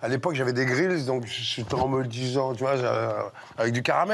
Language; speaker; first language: French; native; French